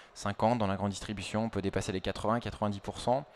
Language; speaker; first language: French; native; French